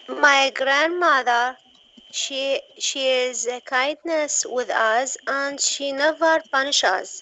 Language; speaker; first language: English; non-native, learner; Arabic